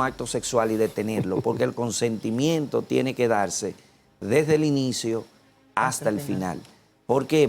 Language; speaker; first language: Spanish; native; Spanish